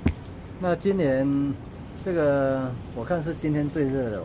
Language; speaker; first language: Chinese; native; Chinese